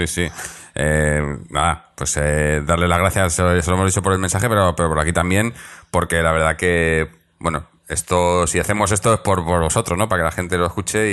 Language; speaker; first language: Spanish; native; Spanish